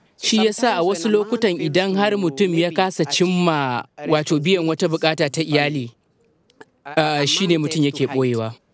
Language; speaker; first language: Hausa; native; Hausa